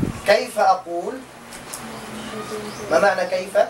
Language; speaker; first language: Arabic; non-native, fluent; Tausug